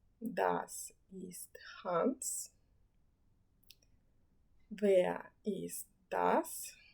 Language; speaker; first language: German; non-native, fluent; Ukrainian